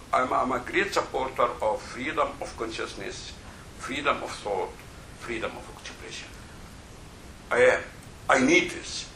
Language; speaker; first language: English; non-native, fluent; Arabic